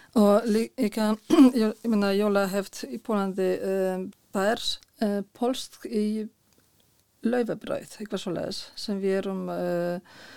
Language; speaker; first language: Icelandic; non-native, fluent; Polish